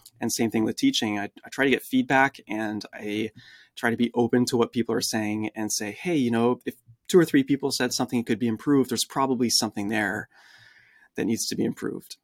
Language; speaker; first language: English; early bilingual, other home language; French